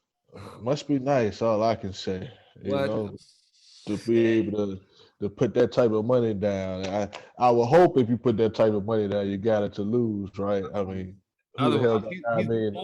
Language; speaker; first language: English; native; English